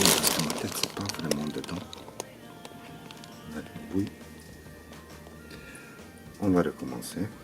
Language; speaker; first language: French; non-native, learner; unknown